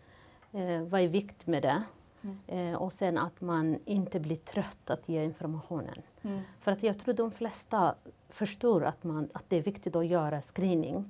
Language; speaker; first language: Swedish; non-native, fluent; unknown